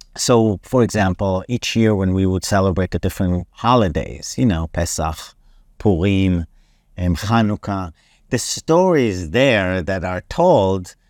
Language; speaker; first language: English; non-native, fluent; Hebrew